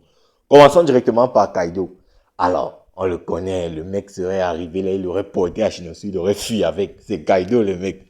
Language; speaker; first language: French; native; French